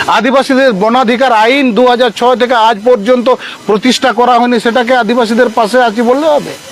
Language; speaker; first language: Bangla; non-native, local second language; Santali